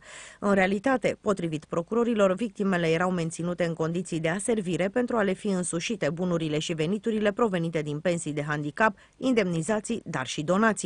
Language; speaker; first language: Romanian; native; Romanian